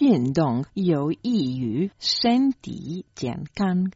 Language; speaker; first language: Chinese; non-native, learner; Croatian